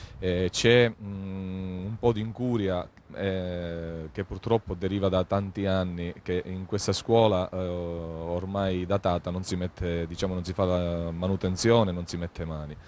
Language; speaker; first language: Italian; native; Italian